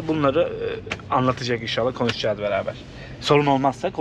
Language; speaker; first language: Turkish; native; Turkish